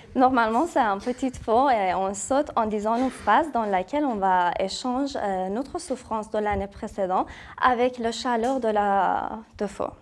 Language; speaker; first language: French; non-native, fluent; Persian